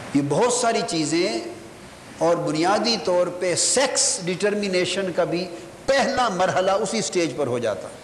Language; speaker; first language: Urdu; non-native, local second language; Punjabi